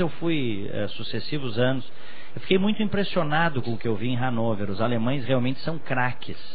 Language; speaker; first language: Portuguese; native; Portuguese